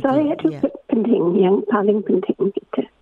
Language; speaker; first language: Indonesian; non-native, fluent; English